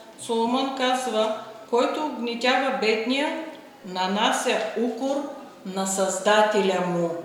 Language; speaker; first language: Bulgarian; non-native, fluent; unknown